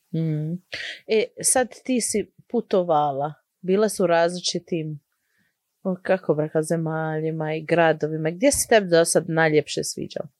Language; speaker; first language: Croatian; early bilingual, heritage; Croatian